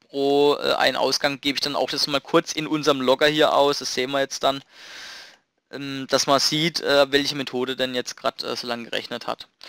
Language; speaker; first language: German; native; German